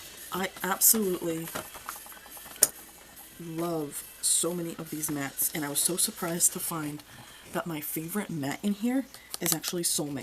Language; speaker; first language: English; native; English